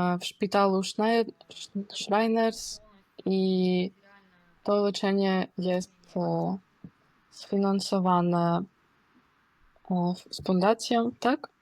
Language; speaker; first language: Polish; non-native, fluent; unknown